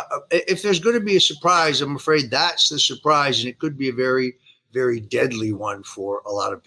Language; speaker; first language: English; native; English